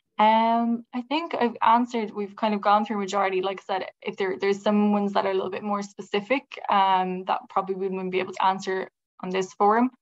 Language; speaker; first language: English; native; English